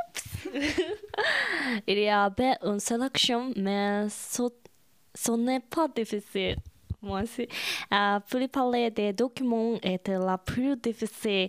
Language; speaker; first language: French; non-native, learner; Japanese